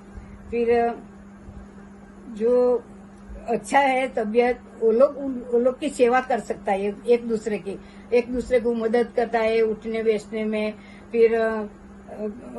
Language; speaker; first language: Hindi; non-native, local second language; Gujarati